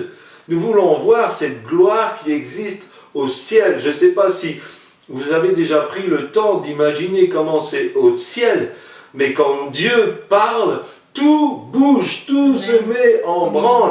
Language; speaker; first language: French; native; French